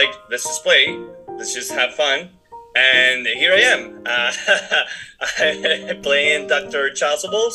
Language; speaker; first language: English; non-native, fluent; Spanish